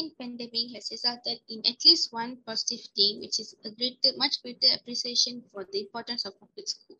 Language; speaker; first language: English; non-native, local second language; Malay